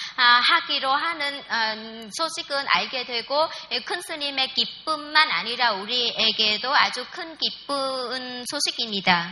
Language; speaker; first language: Korean; non-native, fluent; Vietnamese